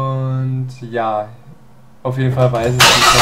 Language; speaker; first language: German; native; German